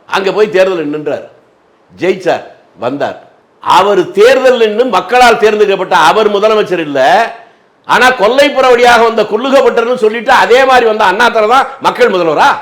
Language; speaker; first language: Tamil; native; Tamil